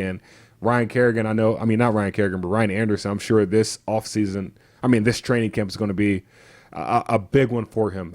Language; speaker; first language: English; native; English